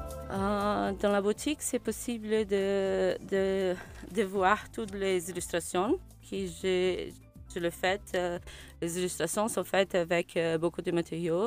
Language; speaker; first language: French; non-native, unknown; Portuguese